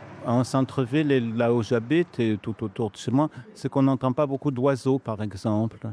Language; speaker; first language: French; native; French